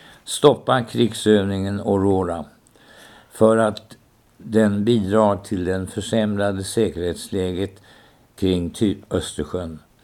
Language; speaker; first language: Swedish; native; Swedish